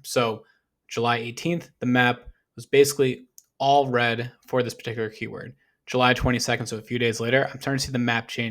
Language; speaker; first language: English; native; English